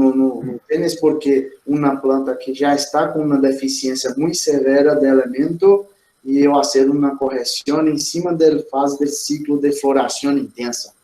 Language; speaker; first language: Spanish; non-native, fluent; Portuguese